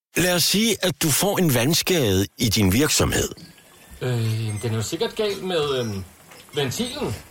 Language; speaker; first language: Danish; native; Danish